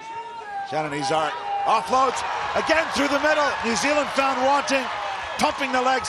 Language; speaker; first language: English; native; English